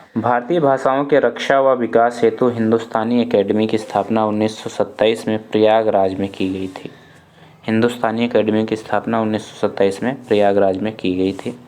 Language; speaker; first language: Hindi; native; Hindi